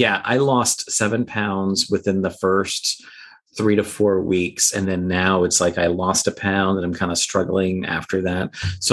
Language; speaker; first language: English; native; English